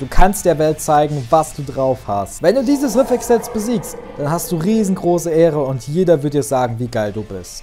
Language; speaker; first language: German; native; German